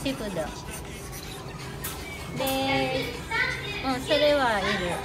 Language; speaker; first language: Japanese; non-native, fluent; Filipino